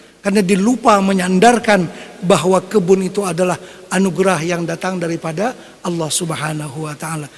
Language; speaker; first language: Indonesian; non-native, local second language; Banjar